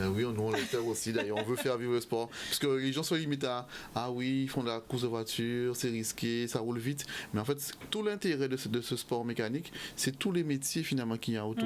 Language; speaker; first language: French; native; French